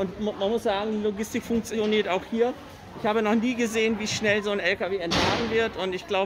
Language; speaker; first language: German; native; German